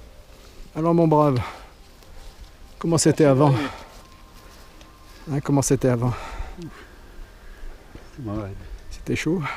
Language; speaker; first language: French; native; French